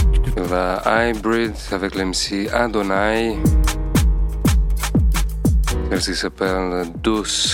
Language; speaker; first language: French; non-native, fluent; Portuguese